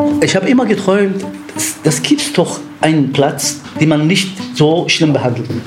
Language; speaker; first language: German; non-native, fluent; Kurdish